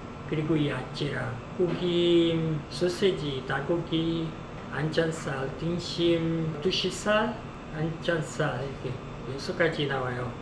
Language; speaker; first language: Korean; non-native, learner; Portuguese